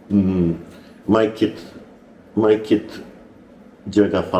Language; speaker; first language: Thai; non-native, learner; English